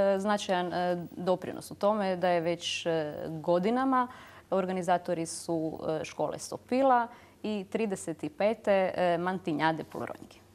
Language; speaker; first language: Croatian; native; Croatian